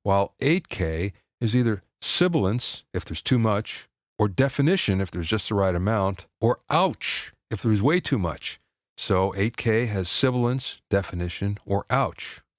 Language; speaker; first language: English; native; English